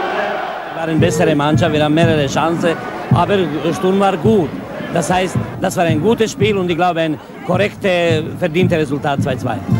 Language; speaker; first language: German; non-native, fluent; Croatian